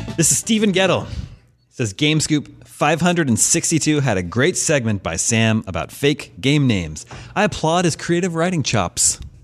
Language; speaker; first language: English; native; English